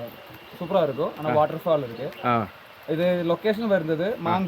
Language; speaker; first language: Tamil; non-native, local second language; Malayalam